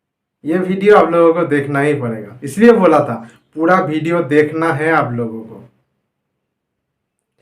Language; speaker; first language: Hindi; non-native, fluent; Bangla